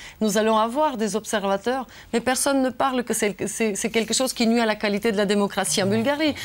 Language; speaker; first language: French; non-native, fluent; Bulgarian